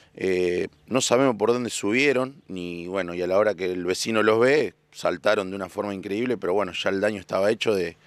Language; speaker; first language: Spanish; native; Spanish